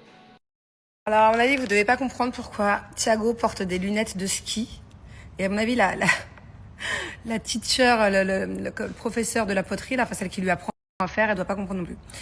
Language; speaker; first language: French; native; French